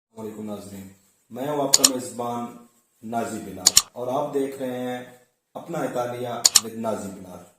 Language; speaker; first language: Urdu; non-native, local second language; Punjabi